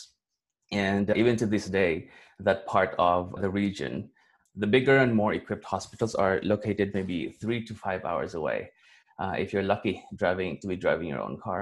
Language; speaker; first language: English; non-native, local second language; Cebuano